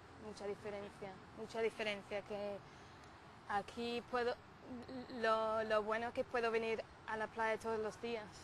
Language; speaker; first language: Spanish; non-native, fluent; English